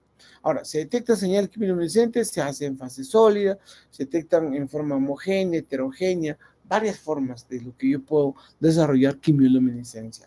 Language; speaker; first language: Spanish; native; Spanish